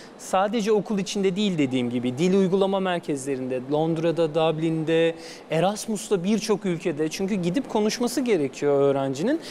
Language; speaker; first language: Turkish; native; Turkish